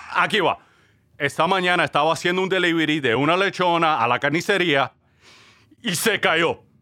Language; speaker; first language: Spanish; early bilingual, other home language; English